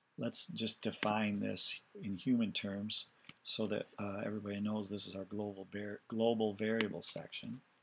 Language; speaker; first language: English; native; English